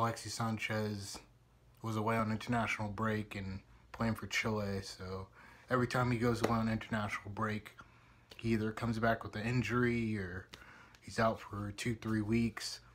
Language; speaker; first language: English; native; English